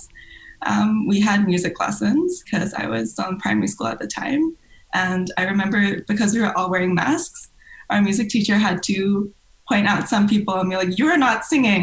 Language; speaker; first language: English; non-native, local second language; Cantonese